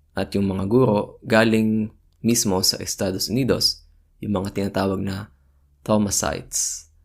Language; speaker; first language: Filipino; native; Filipino